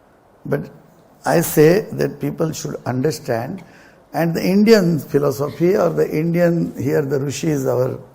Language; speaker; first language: English; non-native, local second language; Marathi